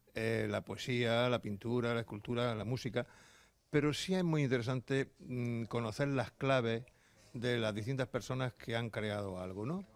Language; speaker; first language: Spanish; native; Spanish